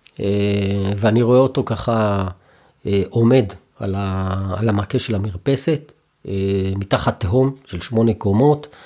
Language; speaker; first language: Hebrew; native; Hebrew